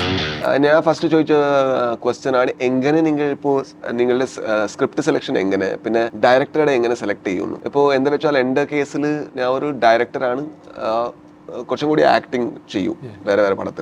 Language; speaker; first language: Malayalam; non-native, learner; Kannada